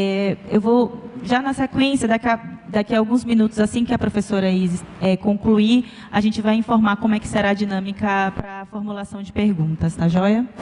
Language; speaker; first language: Portuguese; native; Portuguese